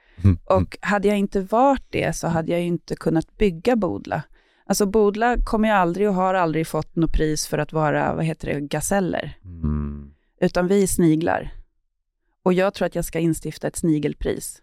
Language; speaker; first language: Swedish; native; Swedish